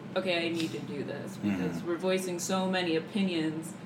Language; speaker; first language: English; native; English